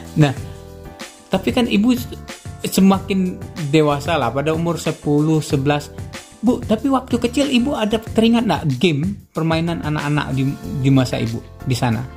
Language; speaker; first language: Indonesian; native; Indonesian